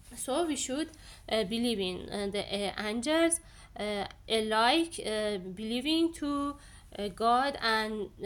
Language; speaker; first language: English; non-native, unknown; Persian